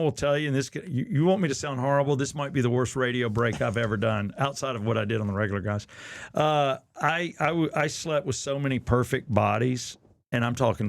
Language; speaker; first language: English; native; English